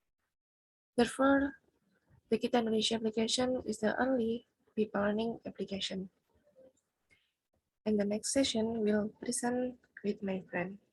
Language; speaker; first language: English; non-native, fluent; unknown